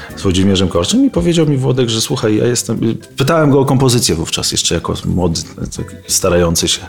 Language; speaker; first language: Polish; native; Polish